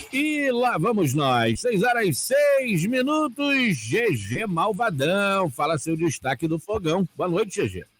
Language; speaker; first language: Portuguese; native; Portuguese